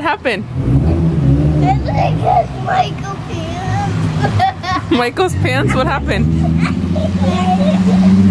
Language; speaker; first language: English; early bilingual, other home language; Spanish